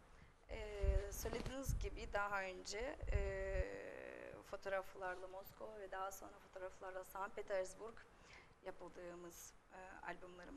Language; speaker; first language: Turkish; non-native, fluent; Russian